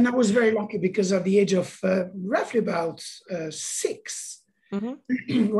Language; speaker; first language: English; non-native, fluent; Albanian